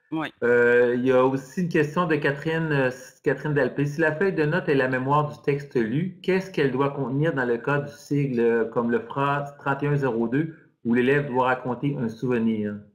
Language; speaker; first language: French; native; French